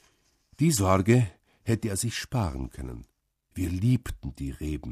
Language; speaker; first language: German; native; German